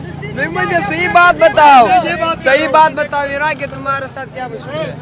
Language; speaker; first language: Hindi; non-native, learner; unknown